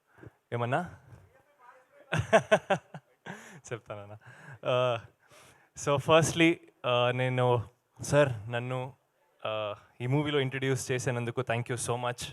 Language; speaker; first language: Telugu; non-native, learner; Kannada